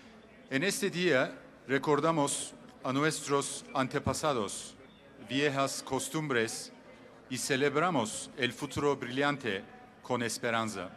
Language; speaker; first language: Spanish; non-native, learner; Turkish